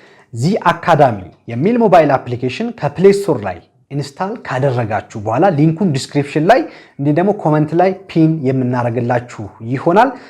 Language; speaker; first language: Amharic; native; Amharic